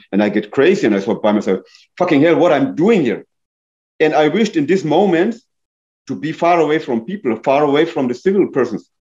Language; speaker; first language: English; non-native, fluent; German